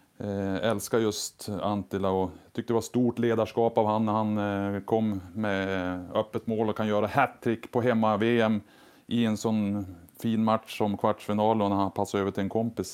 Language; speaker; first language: Swedish; native; Swedish